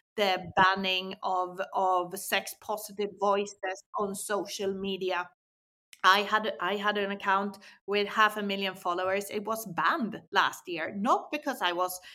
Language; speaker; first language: English; non-native, fluent; Swedish